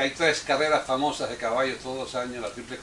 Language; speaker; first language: Spanish; native; Spanish